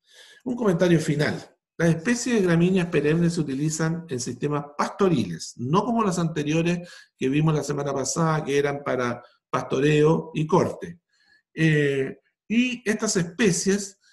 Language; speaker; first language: Spanish; native; Spanish